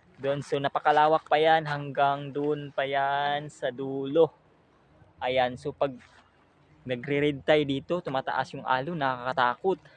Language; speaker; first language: Filipino; non-native, local second language; Cebuano